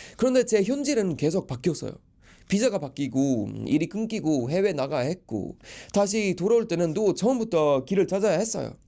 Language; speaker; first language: Korean; non-native, fluent; Swedish